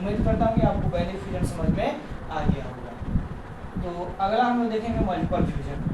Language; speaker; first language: Hindi; native; Hindi